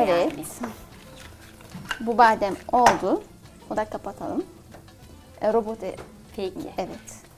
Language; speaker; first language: Turkish; non-native, learner; Arabic